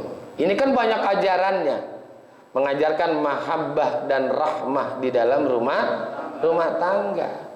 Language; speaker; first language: Indonesian; native; Indonesian